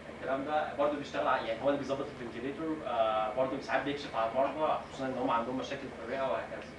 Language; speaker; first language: Arabic; native; Arabic